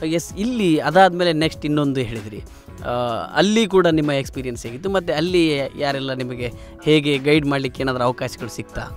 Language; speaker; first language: Kannada; native; Kannada